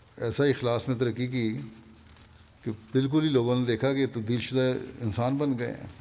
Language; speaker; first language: Urdu; native; Urdu